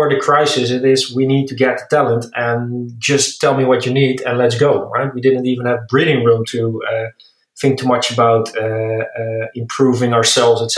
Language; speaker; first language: English; non-native, fluent; Dutch